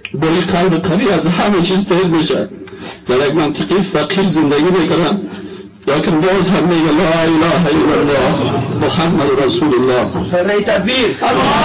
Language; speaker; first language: Persian; native; Persian